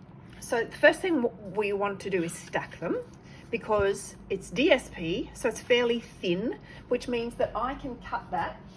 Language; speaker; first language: English; native; English